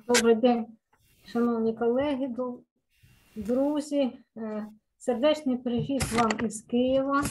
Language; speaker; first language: Ukrainian; native; Ukrainian